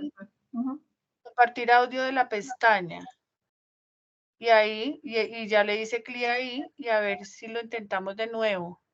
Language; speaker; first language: Spanish; native; Spanish